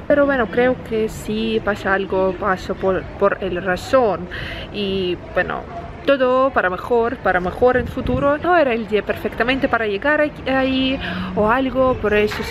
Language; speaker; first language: Spanish; non-native, learner; Russian